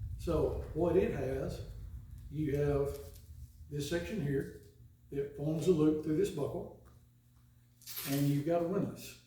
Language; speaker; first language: English; native; English